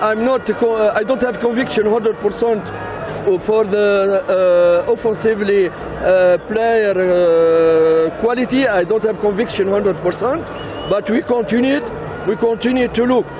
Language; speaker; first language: English; non-native, learner; French